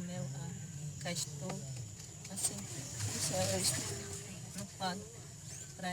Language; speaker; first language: Portuguese; non-native, local second language; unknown